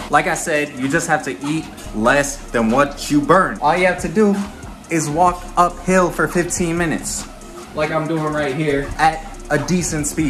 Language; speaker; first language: English; native; English